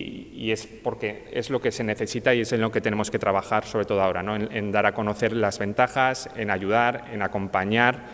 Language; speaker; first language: Spanish; native; Spanish